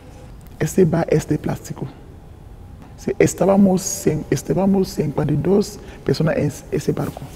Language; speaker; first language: Spanish; non-native, learner; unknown